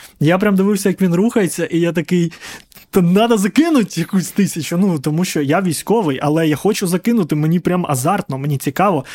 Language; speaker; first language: Ukrainian; non-native, local second language; Russian